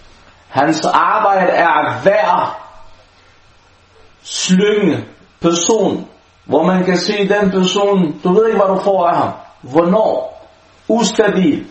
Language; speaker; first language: Danish; non-native, local second language; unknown